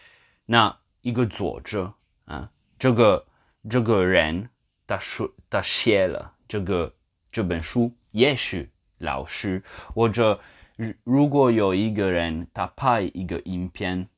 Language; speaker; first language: Chinese; non-native, fluent; English